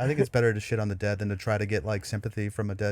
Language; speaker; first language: English; native; English